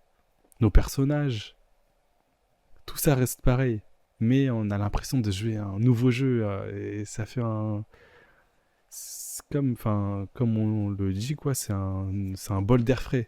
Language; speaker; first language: French; native; French